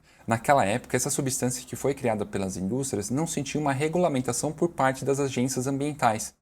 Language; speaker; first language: Portuguese; native; Portuguese